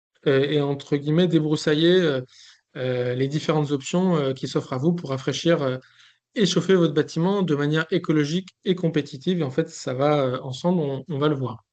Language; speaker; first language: French; native; French